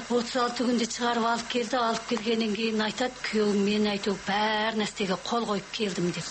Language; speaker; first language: Kazakh; native; Kazakh